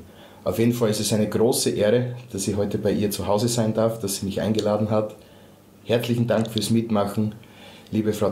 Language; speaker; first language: German; native; German